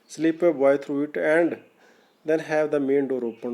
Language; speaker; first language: English; non-native, local second language; Punjabi